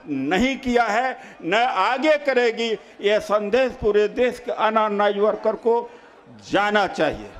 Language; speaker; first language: Hindi; native; Hindi